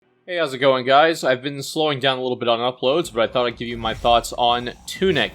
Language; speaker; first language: English; native; English